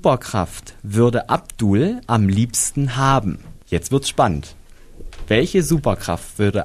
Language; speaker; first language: German; native; German